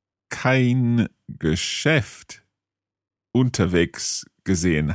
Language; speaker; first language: German; non-native, learner; English